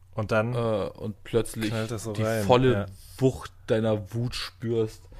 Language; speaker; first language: German; native; German